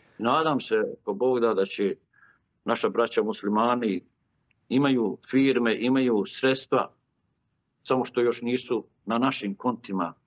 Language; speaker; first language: Bosnian; native; Bosnian